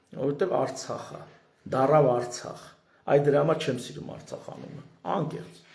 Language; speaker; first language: Armenian; native; Armenian